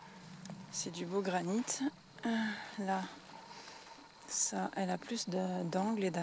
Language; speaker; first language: French; native; French